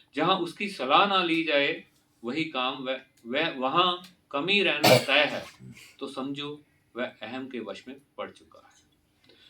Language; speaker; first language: Hindi; non-native, local second language; Punjabi